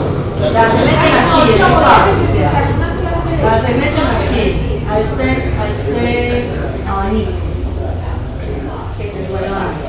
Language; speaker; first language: Spanish; native; Spanish